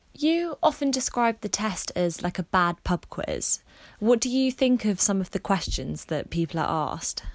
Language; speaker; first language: English; native; English